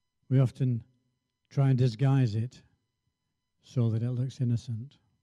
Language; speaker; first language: English; native; English